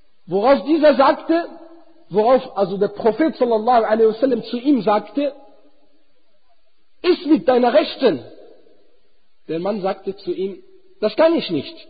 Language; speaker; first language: German; non-native, fluent; Arabic